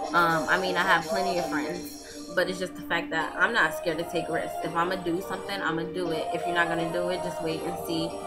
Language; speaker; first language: English; native; English